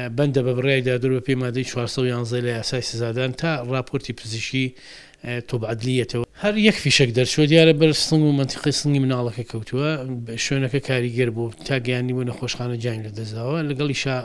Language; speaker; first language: Central Kurdish; native; Central Kurdish